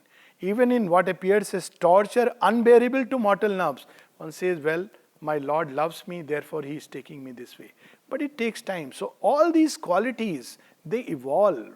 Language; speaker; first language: English; non-native, local second language; Hindi